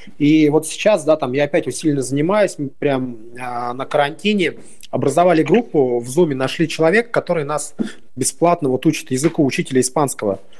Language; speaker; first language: Russian; native; Russian